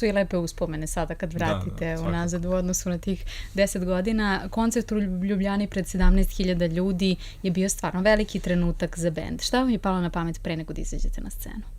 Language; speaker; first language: Serbian; native; Serbian